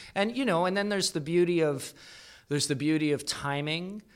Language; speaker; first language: English; native; English